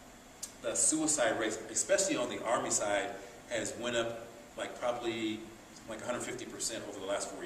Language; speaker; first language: English; native; English